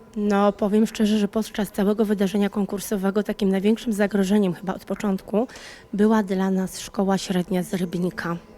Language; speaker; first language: Polish; native; Polish